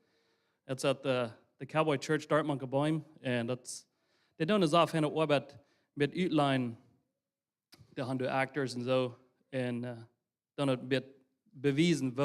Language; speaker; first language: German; non-native, learner; Low German